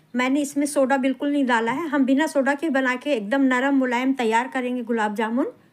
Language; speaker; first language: Hindi; native; Hindi